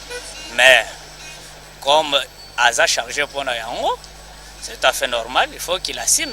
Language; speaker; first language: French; non-native, local second language; Lingala